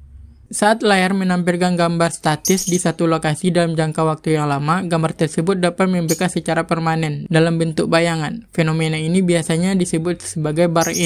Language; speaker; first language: Indonesian; native; Indonesian